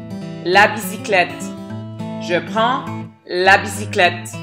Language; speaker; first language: French; non-native, fluent; English